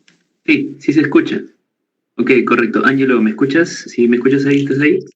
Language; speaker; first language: Spanish; native; Spanish